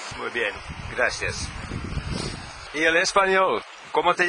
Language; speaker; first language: Spanish; non-native, learner; Finnish